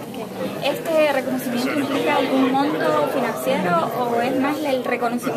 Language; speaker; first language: Spanish; native; Spanish